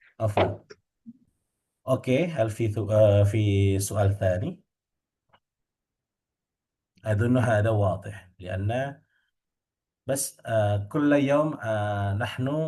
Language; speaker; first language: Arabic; non-native, fluent; Indonesian